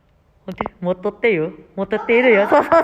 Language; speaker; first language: Japanese; non-native, learner; Filipino